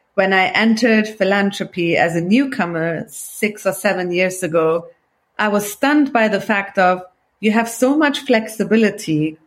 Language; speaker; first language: English; non-native, fluent; German